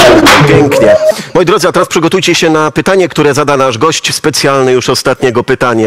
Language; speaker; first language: Polish; native; Polish